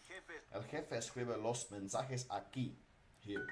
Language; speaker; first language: Spanish; non-native, learner; Dutch